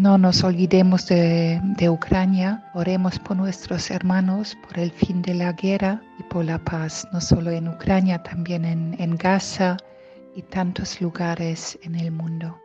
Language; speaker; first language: Spanish; non-native, fluent; Polish